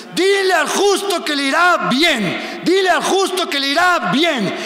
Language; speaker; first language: Spanish; early bilingual, heritage; Spanish